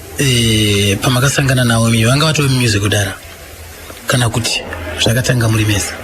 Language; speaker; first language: Shona; native; Shona